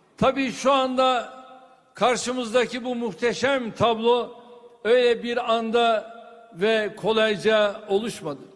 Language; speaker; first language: Turkish; native; Turkish